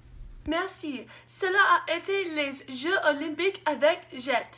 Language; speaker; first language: French; non-native, learner; English